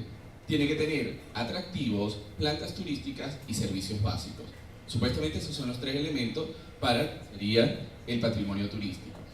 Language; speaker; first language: Spanish; native; Spanish